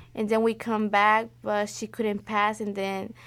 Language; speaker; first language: English; non-native, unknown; Spanish